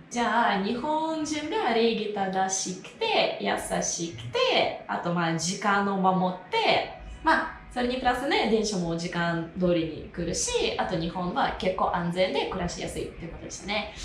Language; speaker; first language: Japanese; non-native, fluent; Russian